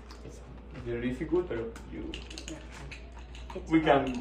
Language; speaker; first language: English; non-native, learner; Spanish